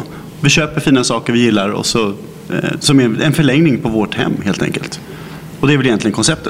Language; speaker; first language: Swedish; native; Swedish